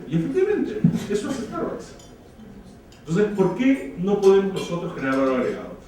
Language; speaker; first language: Spanish; native; Spanish